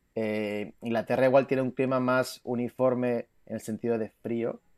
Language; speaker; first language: Spanish; native; Spanish